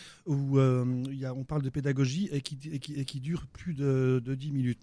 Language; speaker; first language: French; native; French